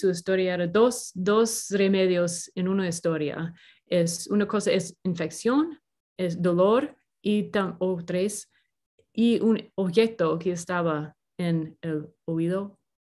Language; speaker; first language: Spanish; non-native, learner; English